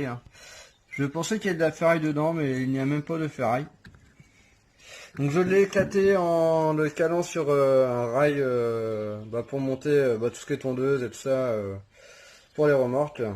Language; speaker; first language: French; native; French